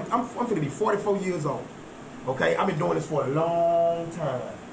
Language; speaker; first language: English; native; English